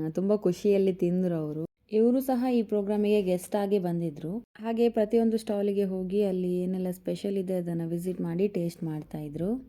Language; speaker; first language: Kannada; non-native, local second language; Tulu